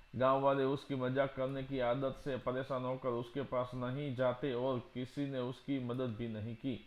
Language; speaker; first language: Hindi; non-native, local second language; Gujarati